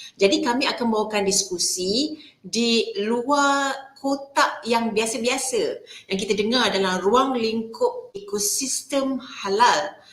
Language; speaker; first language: Malay; native; Malay